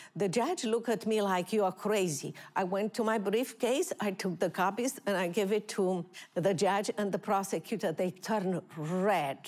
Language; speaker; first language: English; non-native, fluent; Romanian